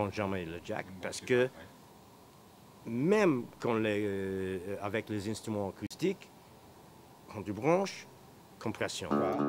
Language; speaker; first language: French; non-native, learner; English